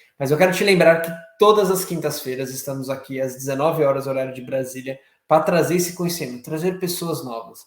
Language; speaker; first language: Portuguese; native; Portuguese